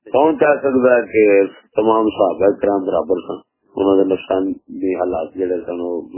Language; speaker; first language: Urdu; non-native, local second language; Punjabi